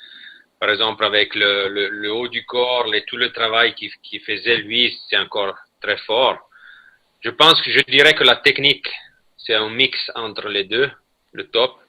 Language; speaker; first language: French; non-native, fluent; Italian